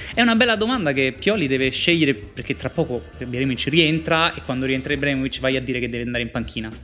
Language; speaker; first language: Italian; native; Italian